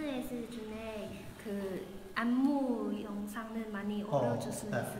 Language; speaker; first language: Korean; non-native, learner; Chinese